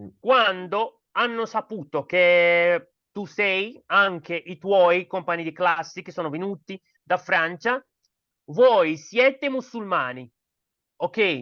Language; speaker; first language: Italian; non-native, learner; Portuguese